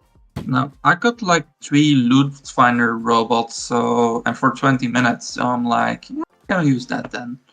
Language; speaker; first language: English; non-native, fluent; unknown